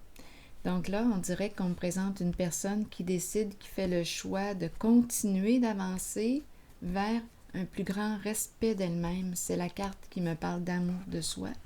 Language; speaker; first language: French; native; French